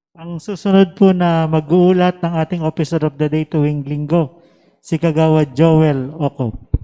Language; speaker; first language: Filipino; native; Filipino